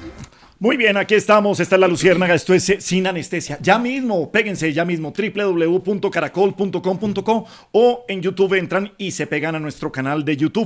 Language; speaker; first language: Spanish; native; Spanish